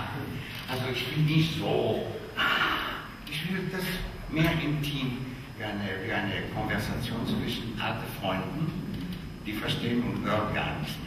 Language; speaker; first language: German; non-native, learner; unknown